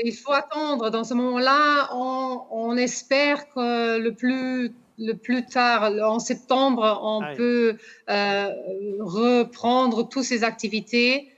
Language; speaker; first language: French; non-native, fluent; Portuguese